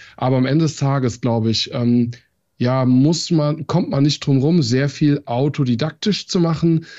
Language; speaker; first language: German; early bilingual, other home language; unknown